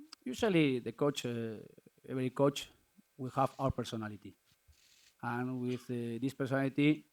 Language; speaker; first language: English; non-native, learner; Spanish